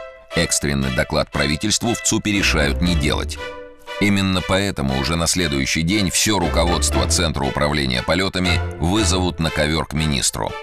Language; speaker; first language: Russian; native; Russian